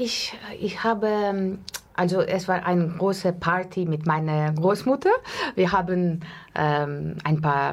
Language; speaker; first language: German; non-native, fluent; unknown